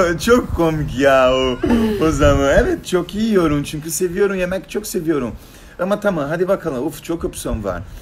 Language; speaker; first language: Turkish; non-native, learner; Portuguese